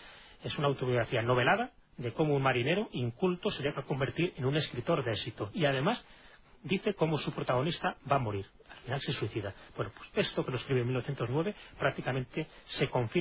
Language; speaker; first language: Spanish; native; Spanish